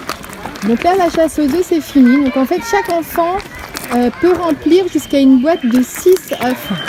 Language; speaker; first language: French; native; French